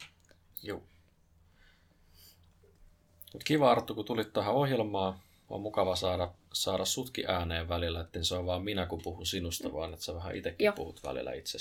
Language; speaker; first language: Finnish; native; Finnish